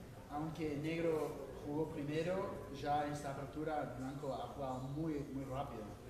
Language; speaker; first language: Spanish; native; Spanish